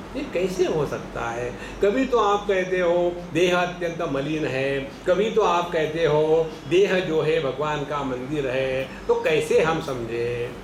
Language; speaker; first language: Hindi; non-native, local second language; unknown